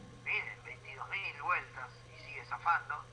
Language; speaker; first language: Spanish; native; Spanish